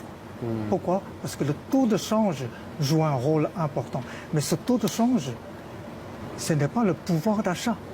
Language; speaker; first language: French; non-native, fluent; Chinese